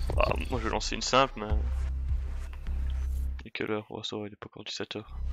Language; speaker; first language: French; native; French